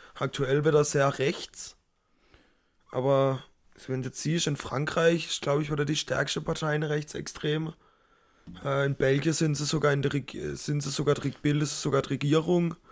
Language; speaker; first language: German; native; German